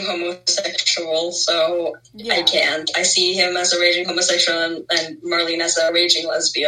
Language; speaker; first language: English; non-native, fluent; Norwegian